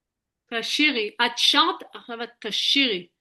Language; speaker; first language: French; native; French